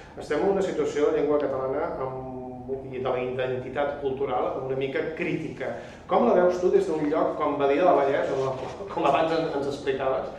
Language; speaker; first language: Catalan; native; Catalan